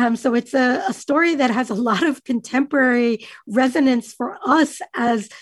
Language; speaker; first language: English; native; English